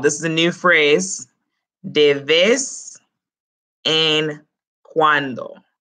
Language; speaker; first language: Spanish; early bilingual, heritage; Spanish